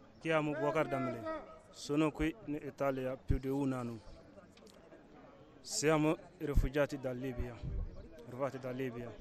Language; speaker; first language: Italian; non-native, learner; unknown